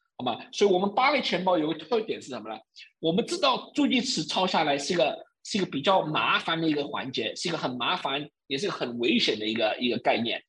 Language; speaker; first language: Chinese; early bilingual, heritage; Chinese